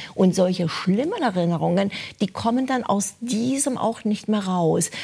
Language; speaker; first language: German; non-native, fluent; Romanian